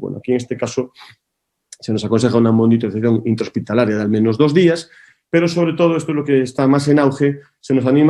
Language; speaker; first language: Spanish; native; Spanish